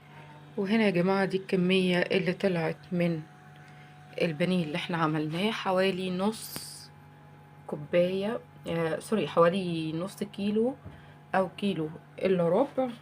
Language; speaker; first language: Arabic; native; Arabic